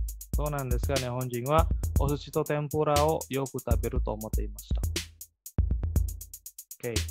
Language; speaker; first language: Japanese; non-native, fluent; Indonesian